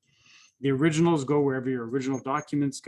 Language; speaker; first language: English; native; English